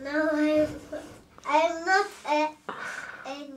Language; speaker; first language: English; non-native, learner; Russian